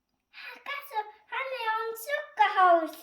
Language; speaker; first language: Finnish; non-native, learner; Filipino